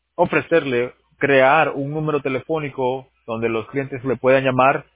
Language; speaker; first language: Spanish; native; Spanish